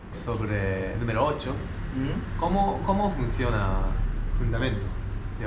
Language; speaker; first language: Spanish; non-native, learner; Japanese